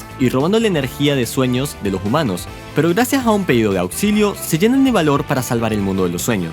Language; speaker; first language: Spanish; native; Spanish